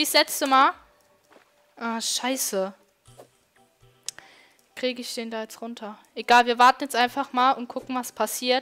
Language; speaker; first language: German; native; German